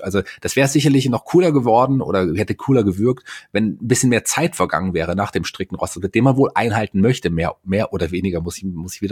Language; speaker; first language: German; native; German